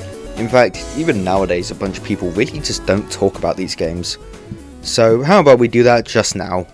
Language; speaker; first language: English; native; English